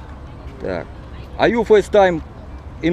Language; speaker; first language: English; non-native, learner; Russian